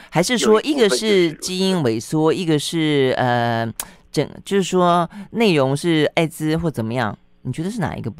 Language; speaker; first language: Chinese; native; Chinese